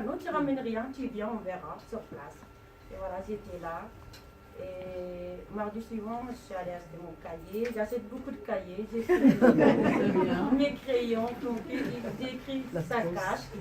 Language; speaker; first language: French; non-native, learner; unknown